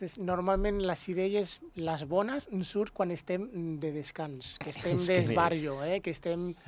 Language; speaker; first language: Catalan; non-native, local second language; Spanish